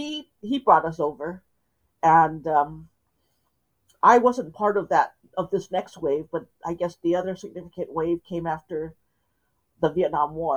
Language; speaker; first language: English; native; English